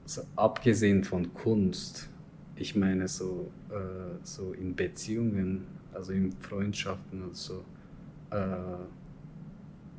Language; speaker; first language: German; non-native, learner; Turkish